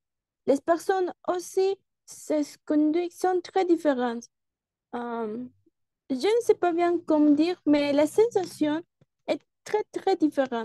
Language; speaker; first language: French; non-native, learner; Spanish